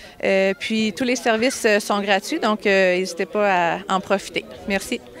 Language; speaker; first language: French; native; French